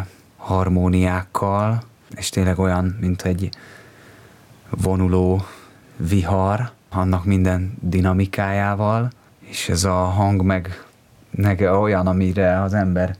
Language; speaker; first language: Hungarian; native; Hungarian